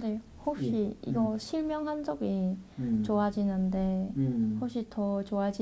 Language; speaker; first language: Korean; non-native, fluent; Vietnamese